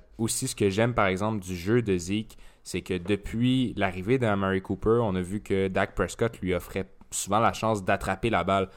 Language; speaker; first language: French; native; French